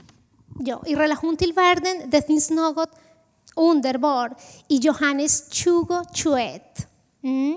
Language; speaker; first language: Swedish; non-native, fluent; Spanish